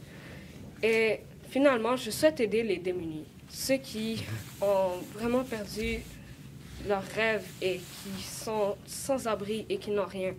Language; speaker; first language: French; early bilingual, other home language; Arabic